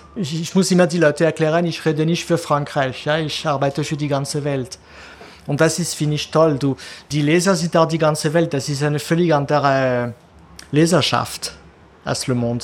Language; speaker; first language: German; non-native, fluent; French